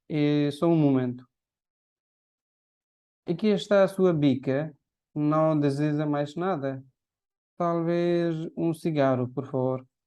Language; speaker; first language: Portuguese; non-native, fluent; Hindi